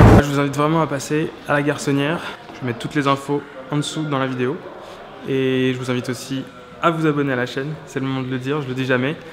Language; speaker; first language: French; native; French